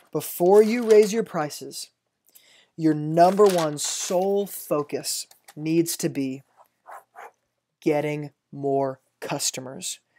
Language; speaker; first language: English; native; English